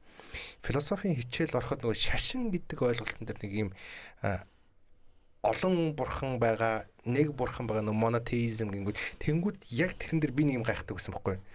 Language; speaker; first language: Mongolian; native; Mongolian